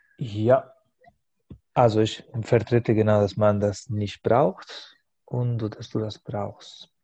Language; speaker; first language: German; non-native, fluent; Spanish